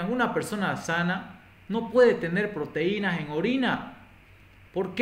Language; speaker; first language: Spanish; native; Spanish